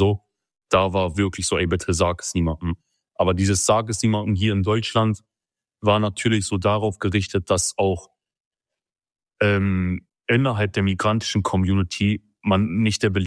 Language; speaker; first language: German; early bilingual, other home language; Kurdish